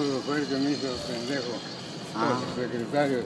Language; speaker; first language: Spanish; native; Spanish